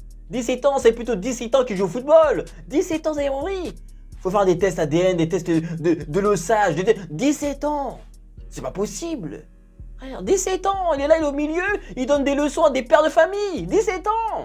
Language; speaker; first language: French; native; French